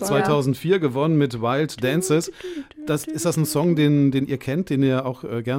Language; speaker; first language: German; native; German